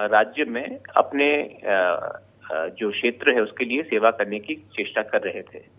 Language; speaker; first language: Hindi; non-native, local second language; Bangla